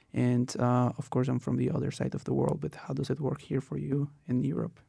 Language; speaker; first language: English; non-native, fluent; Spanish